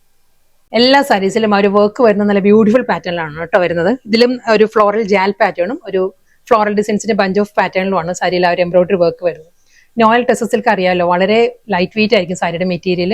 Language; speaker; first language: Malayalam; native; Malayalam